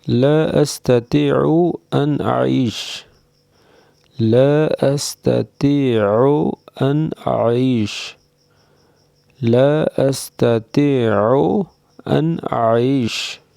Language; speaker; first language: Arabic; non-native, fluent; Urdu